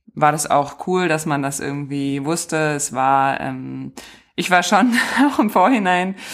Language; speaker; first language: German; native; German